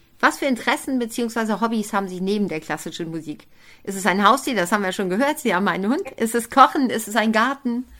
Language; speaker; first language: German; native; German